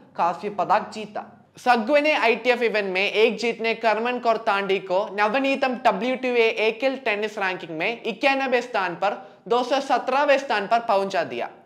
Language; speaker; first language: Hindi; non-native, local second language; Malayalam